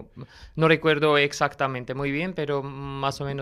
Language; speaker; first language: Spanish; non-native, learner; Armenian